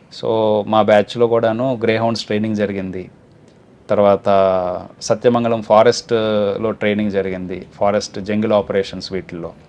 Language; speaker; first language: Telugu; native; Telugu